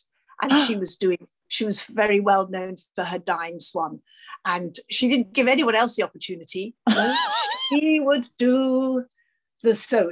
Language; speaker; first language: English; native; English